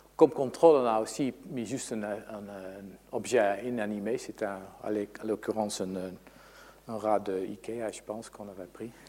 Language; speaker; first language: French; non-native, fluent; Dutch